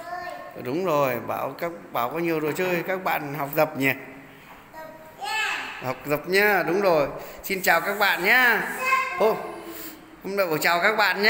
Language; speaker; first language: Vietnamese; native; Vietnamese